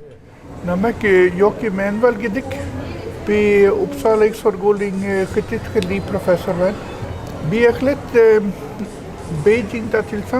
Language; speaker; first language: Mongolian; non-native, fluent; Swedish